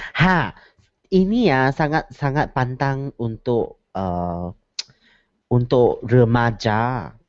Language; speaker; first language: Malay; non-native, local second language; Chinese